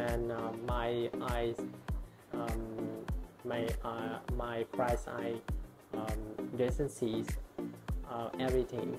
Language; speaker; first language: English; non-native, learner; Vietnamese